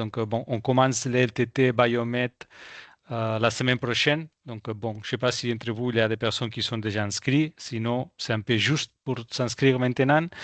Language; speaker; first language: French; non-native, fluent; Spanish